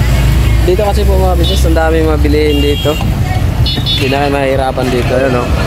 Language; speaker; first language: Filipino; non-native, local second language; Hiligaynon